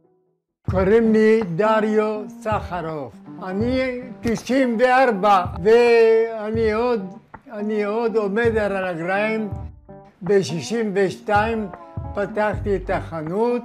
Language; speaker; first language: Hebrew; non-native, fluent; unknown